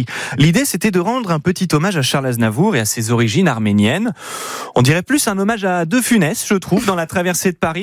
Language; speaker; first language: French; native; French